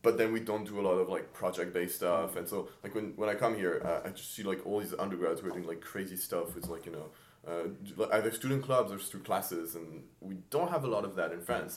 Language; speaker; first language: English; early bilingual, other home language; French